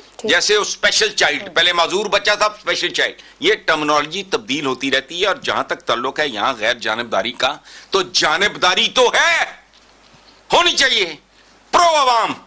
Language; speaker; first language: Urdu; non-native, local second language; Punjabi